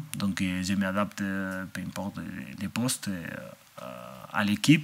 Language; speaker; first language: French; non-native, fluent; English